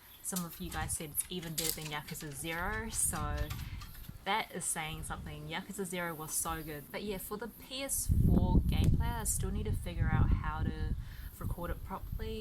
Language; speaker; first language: English; early bilingual, other home language; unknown